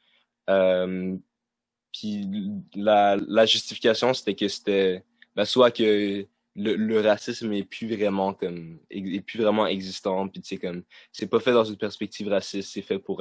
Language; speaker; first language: French; native; French